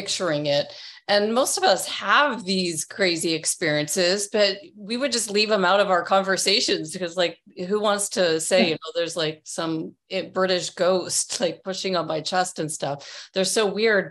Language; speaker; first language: English; native; English